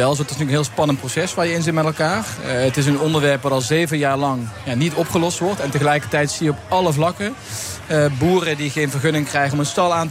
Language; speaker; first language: Dutch; native; Dutch